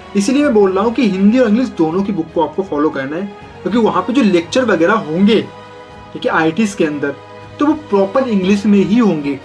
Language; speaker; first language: Hindi; native; Hindi